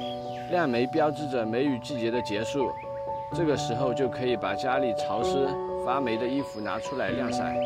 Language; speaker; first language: Chinese; native; Chinese